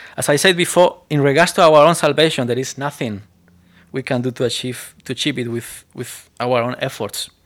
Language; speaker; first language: English; non-native, fluent; Spanish